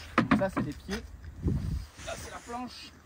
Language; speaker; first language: French; native; French